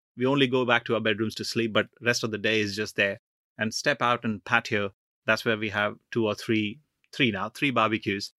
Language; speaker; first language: English; non-native, local second language; Punjabi